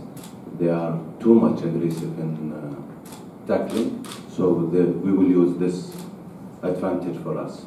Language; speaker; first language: English; non-native, learner; Arabic